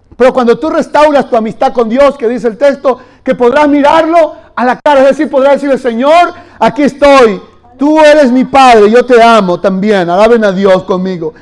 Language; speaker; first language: Spanish; native; Spanish